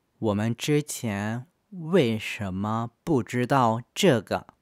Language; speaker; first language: Chinese; non-native, fluent; Korean